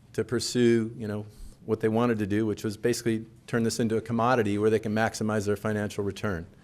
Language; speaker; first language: English; native; English